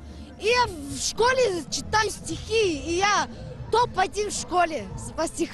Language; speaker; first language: Russian; non-native, fluent; Mongolian